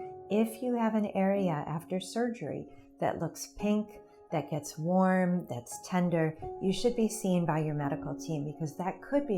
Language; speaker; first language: English; native; English